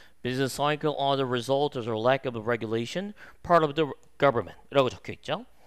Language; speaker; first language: English; non-native, fluent; Korean